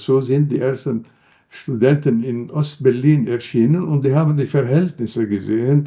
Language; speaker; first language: German; non-native, fluent; Arabic